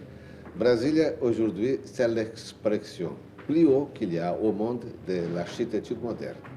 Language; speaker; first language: French; non-native, learner; Portuguese